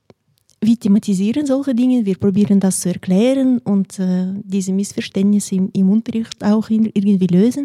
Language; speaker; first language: German; non-native, fluent; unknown